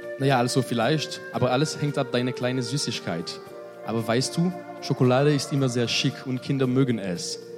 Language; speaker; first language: German; non-native, learner; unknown